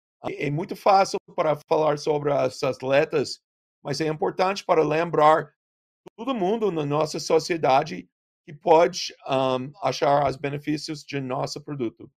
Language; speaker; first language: Portuguese; non-native, learner; English